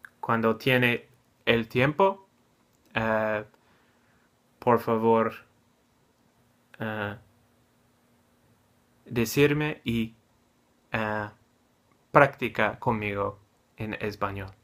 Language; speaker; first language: Spanish; non-native, learner; English